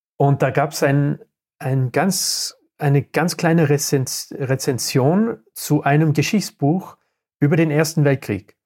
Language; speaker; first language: German; non-native, fluent; English